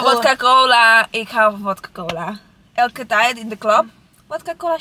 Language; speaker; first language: Dutch; non-native, learner; Italian